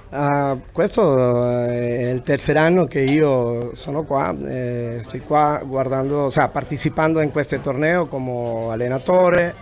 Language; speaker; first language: Italian; non-native, fluent; Spanish